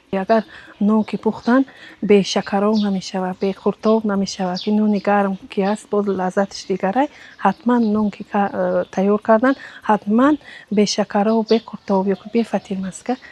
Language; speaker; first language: Tajik; native; Tajik